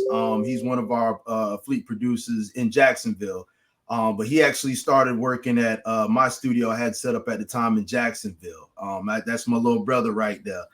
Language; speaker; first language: English; native; English